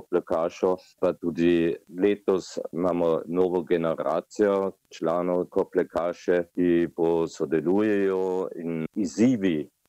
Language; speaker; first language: Slovenian; non-native, learner; German